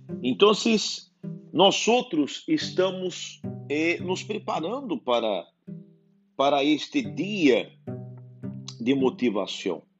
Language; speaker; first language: Portuguese; non-native, learner; Spanish